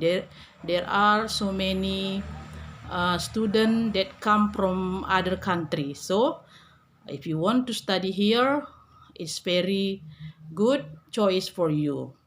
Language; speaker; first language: English; non-native, learner; Indonesian